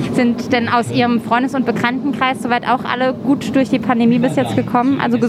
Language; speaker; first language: German; native; German